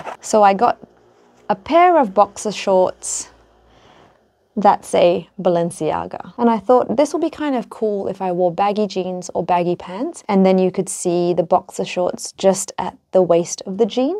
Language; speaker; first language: English; native; English